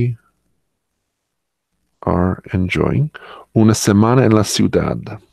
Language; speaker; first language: Spanish; non-native, learner; English